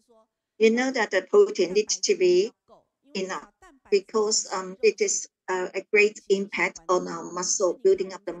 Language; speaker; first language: English; non-native, learner; Chinese